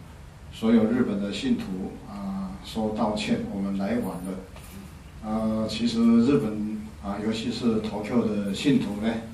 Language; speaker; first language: Chinese; native; Chinese